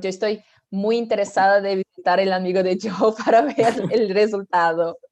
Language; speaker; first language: Spanish; non-native, fluent; Portuguese